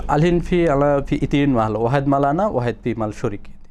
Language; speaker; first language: Arabic; non-native, learner; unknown